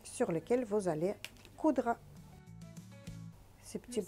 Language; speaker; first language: French; non-native, fluent; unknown